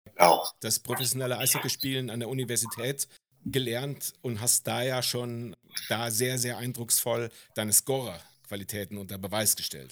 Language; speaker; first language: German; native; German